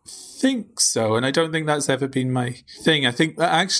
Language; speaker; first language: English; native; English